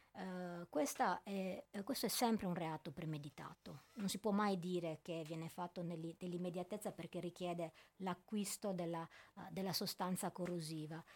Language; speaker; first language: Italian; native; Italian